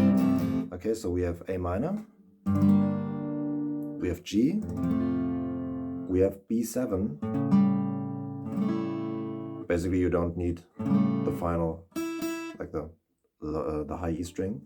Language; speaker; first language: English; non-native, fluent; German